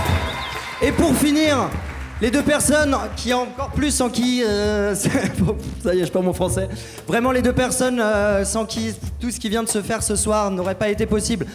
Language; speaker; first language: French; native; French